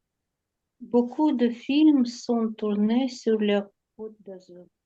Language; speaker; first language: French; non-native, learner; Ukrainian